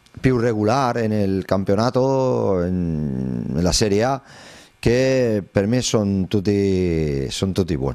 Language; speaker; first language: Italian; non-native, learner; Spanish